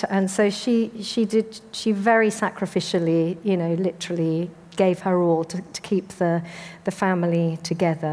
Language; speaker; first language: English; native; English